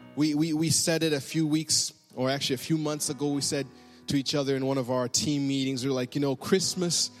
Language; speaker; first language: English; native; English